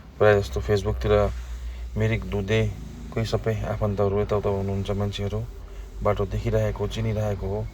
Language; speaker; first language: Nepali; native; Nepali